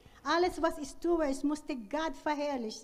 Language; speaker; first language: German; non-native, fluent; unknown